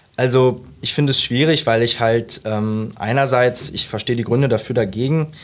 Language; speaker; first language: German; native; German